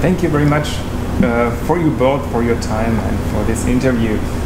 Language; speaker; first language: English; non-native, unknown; German